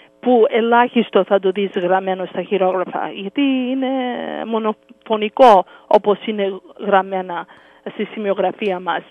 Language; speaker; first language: Greek; early bilingual, heritage; English